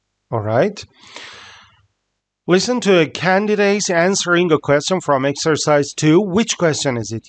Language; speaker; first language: English; non-native, fluent; Persian